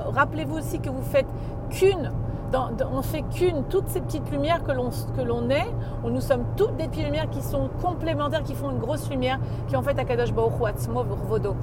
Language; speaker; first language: French; native; French